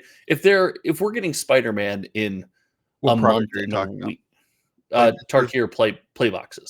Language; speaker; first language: English; native; English